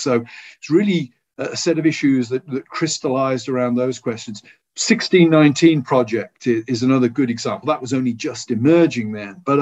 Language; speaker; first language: English; native; English